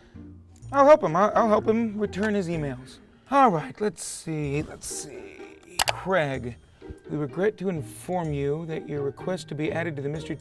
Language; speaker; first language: English; native; English